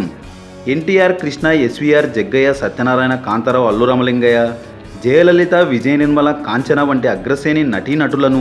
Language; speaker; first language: Telugu; native; Telugu